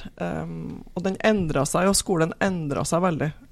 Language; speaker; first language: Norwegian; native; Norwegian